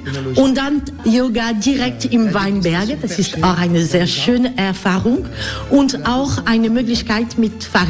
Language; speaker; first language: German; non-native, learner; French